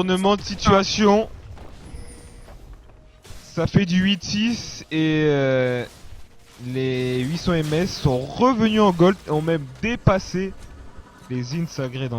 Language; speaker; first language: French; native; French